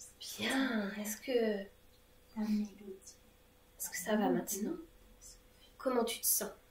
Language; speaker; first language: French; native; French